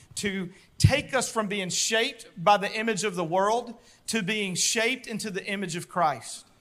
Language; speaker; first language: English; native; English